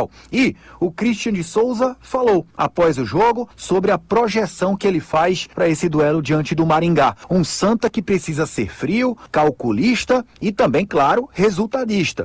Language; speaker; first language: Portuguese; native; Portuguese